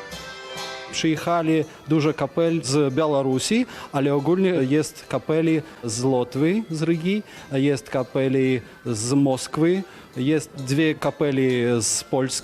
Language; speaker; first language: Polish; non-native, learner; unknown